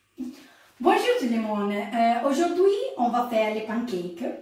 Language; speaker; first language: French; non-native, learner; Italian